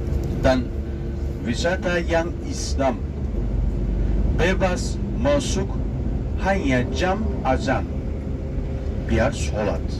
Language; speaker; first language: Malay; non-native, fluent; Turkish